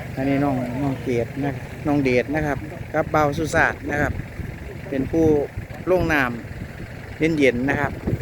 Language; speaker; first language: Thai; native; Thai